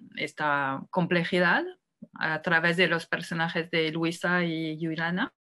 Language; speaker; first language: Spanish; non-native, fluent; French